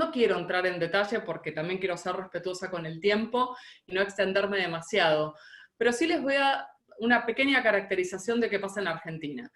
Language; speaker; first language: Spanish; native; Spanish